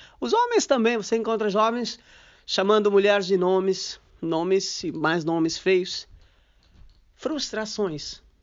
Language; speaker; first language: Portuguese; non-native, local second language; Kabuverdianu